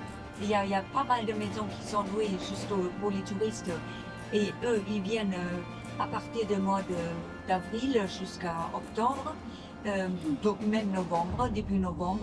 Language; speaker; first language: French; non-native, fluent; English